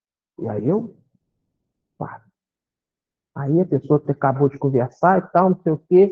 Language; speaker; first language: Portuguese; native; Portuguese